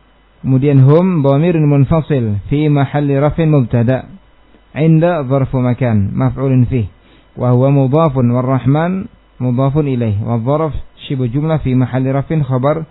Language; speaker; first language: Arabic; non-native, fluent; Indonesian